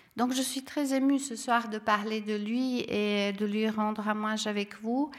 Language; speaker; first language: French; non-native, fluent; Serbian